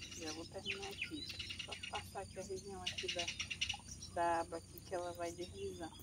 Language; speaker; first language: Portuguese; native; Portuguese